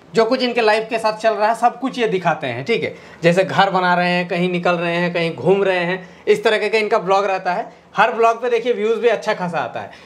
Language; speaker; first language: Hindi; native; Hindi